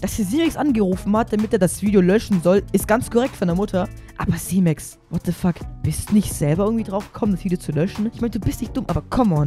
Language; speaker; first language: German; native; German